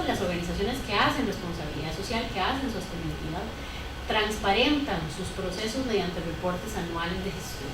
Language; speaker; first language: Spanish; native; Spanish